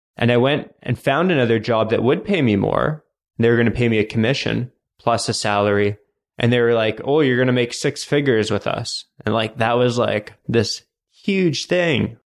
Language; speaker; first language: English; native; English